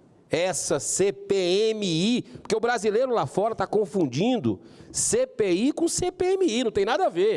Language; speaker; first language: Portuguese; native; Portuguese